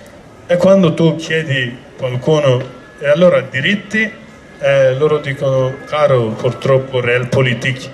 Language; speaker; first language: Italian; non-native, learner; Kurdish